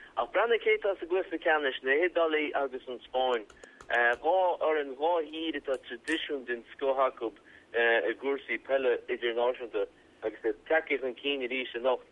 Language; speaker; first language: Irish; native; Irish